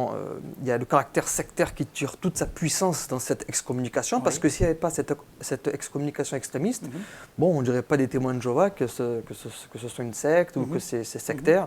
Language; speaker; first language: French; native; French